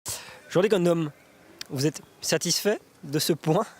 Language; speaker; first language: French; native; French